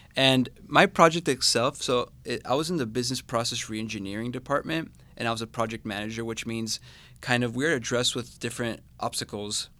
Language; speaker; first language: English; non-native, fluent; Spanish